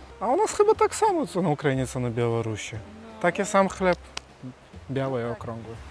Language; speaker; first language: Polish; non-native, fluent; Russian